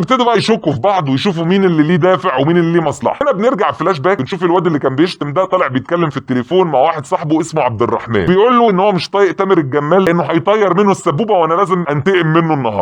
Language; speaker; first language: Arabic; native; Arabic